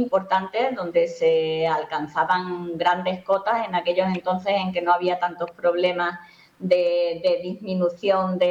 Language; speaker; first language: Spanish; native; Spanish